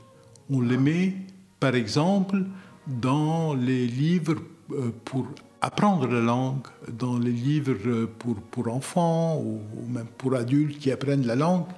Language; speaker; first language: French; non-native, local second language; Arabic